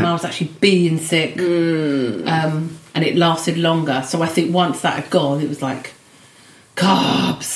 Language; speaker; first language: English; native; English